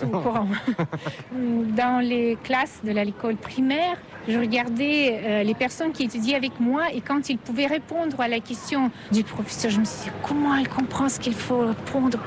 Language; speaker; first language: French; non-native, fluent; Russian